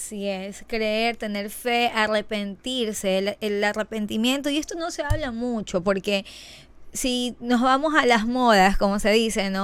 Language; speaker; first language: Spanish; native; Spanish